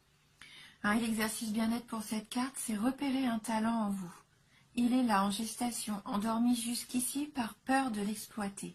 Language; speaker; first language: French; native; French